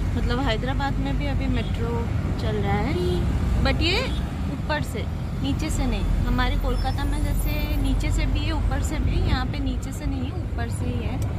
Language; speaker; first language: Hindi; non-native, local second language; Bangla